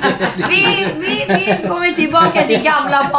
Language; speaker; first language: Swedish; non-native, fluent; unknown